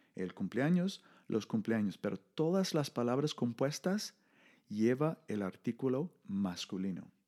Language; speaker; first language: Spanish; non-native, fluent; English